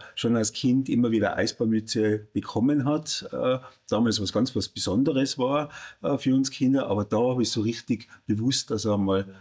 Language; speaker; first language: German; native; German